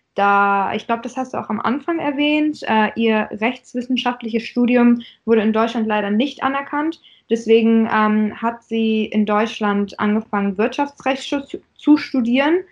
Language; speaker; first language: German; early bilingual, other home language; Russian